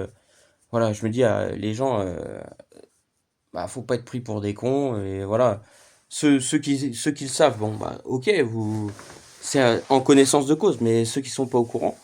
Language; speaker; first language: French; native; French